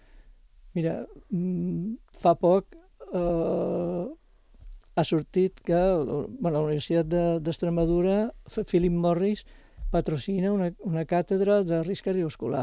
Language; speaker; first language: Catalan; native; Catalan